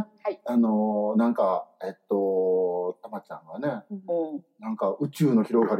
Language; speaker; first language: Japanese; native; Japanese